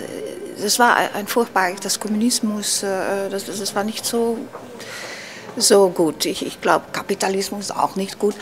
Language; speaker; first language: German; non-native, learner; Dutch